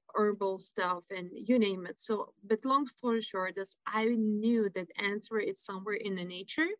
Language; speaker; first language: English; non-native, fluent; Lithuanian